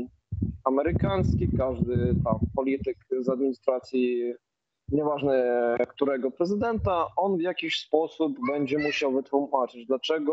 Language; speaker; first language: Polish; non-native, fluent; Ukrainian